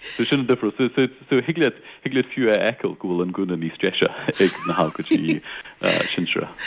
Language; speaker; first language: Irish; non-native, local second language; English